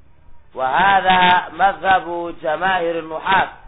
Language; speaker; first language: Arabic; non-native, fluent; Indonesian